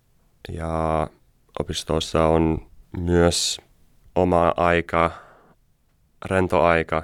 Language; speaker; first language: Finnish; non-native, learner; English